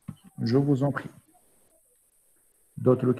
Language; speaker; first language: French; non-native, local second language; Arabic